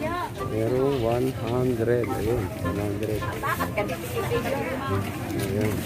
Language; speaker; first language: Filipino; native; Filipino